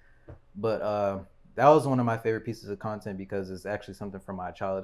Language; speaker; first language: English; native; English